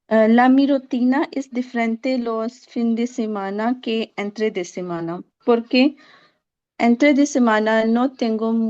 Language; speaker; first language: Spanish; non-native, learner; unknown